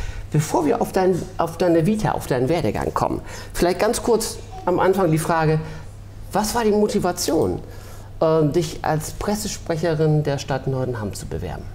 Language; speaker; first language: German; native; German